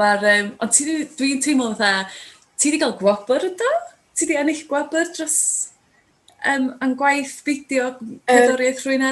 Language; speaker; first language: Welsh; native; Welsh